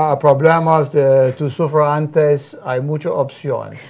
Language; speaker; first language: Spanish; non-native, learner; English